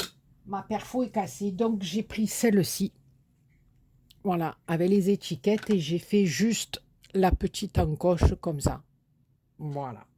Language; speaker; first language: French; native; French